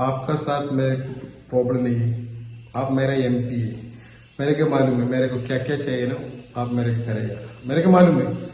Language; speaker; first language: Hindi; non-native, local second language; Malayalam